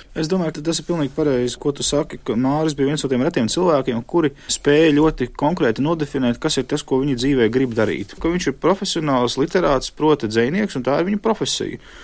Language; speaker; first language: Latvian; native; Latvian